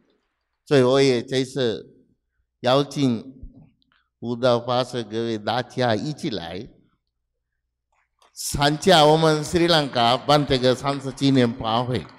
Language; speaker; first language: Chinese; non-native, fluent; Sinhala